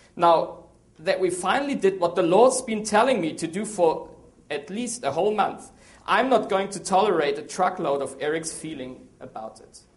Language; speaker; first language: English; non-native, fluent; German